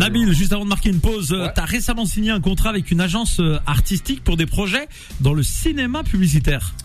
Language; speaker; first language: French; native; French